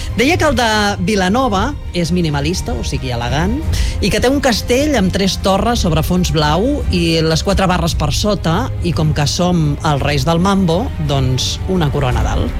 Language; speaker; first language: Catalan; native; Catalan